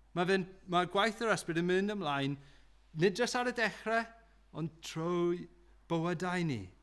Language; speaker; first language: Welsh; non-native, local second language; English